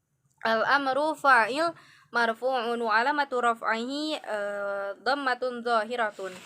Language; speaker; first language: Arabic; non-native, learner; Indonesian